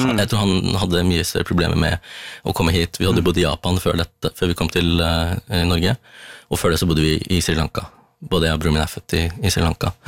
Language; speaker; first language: Norwegian; early bilingual, other home language; Tamil